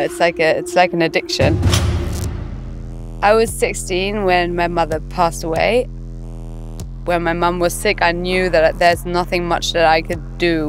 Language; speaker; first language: English; non-native, fluent; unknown